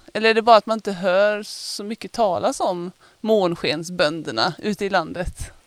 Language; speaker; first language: Swedish; native; Swedish